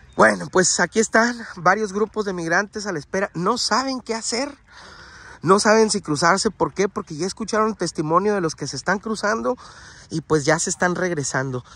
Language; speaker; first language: Spanish; native; Spanish